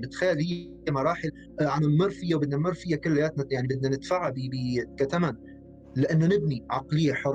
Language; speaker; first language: Arabic; native; Arabic